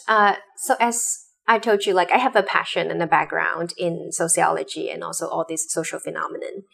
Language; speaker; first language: English; non-native, local second language; Cantonese